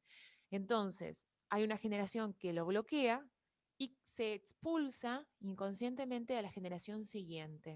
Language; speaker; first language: Spanish; native; Spanish